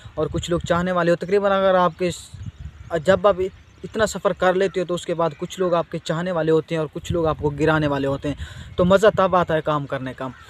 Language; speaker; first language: Urdu; non-native, local second language; Saraiki